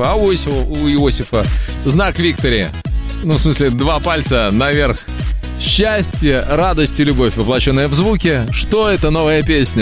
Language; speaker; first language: Russian; native; Russian